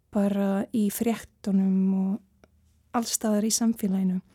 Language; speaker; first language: Icelandic; non-native, fluent; Serbian